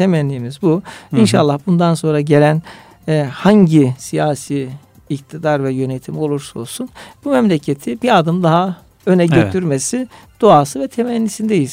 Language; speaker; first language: Turkish; native; Turkish